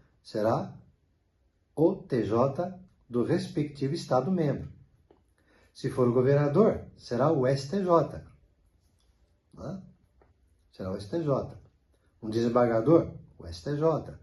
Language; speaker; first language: Portuguese; native; Portuguese